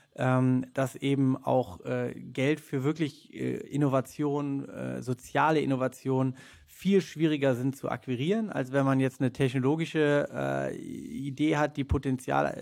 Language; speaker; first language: German; native; German